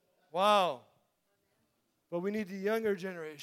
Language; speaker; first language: English; native; English